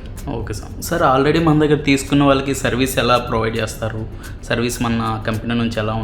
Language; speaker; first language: Telugu; native; Telugu